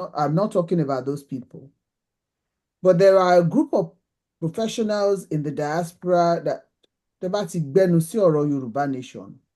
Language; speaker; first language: English; non-native, local second language; Yoruba